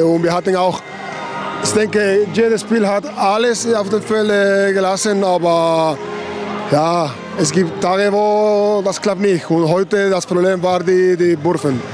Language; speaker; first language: German; non-native, fluent; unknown